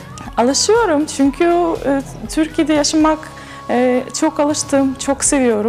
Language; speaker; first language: Turkish; non-native, learner; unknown